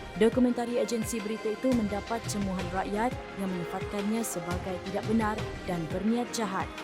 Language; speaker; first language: Malay; native; Malay